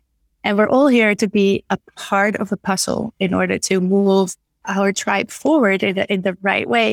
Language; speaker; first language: English; non-native, fluent; Dutch